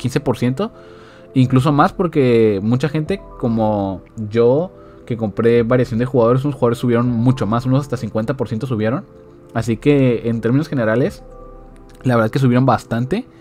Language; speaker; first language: Spanish; native; Spanish